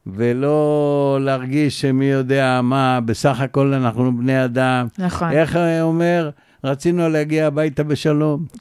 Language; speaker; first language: Hebrew; native; Hebrew